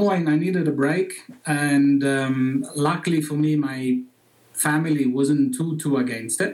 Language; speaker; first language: English; non-native, fluent; Italian